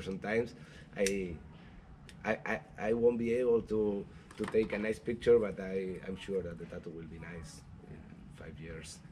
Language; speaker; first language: English; non-native, learner; Spanish